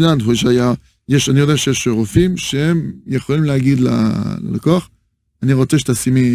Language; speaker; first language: Hebrew; non-native, fluent; French